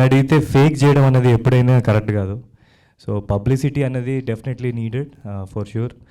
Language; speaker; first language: Telugu; native; Telugu